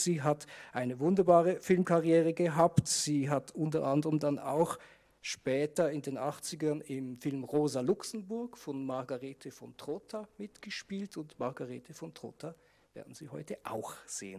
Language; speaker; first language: German; native; German